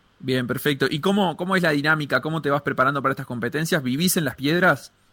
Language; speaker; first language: Spanish; native; Spanish